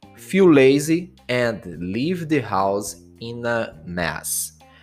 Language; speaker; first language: English; non-native, fluent; Portuguese